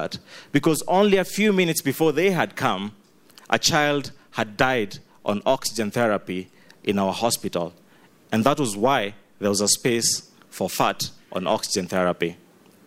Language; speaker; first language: English; non-native, local second language; Ganda